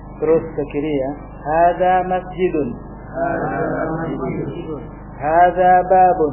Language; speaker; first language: Arabic; non-native, fluent; Indonesian